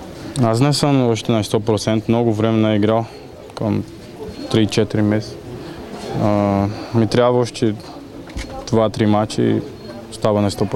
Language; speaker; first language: Bulgarian; non-native, learner; Portuguese